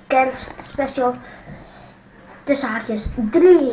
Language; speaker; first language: Dutch; non-native, learner; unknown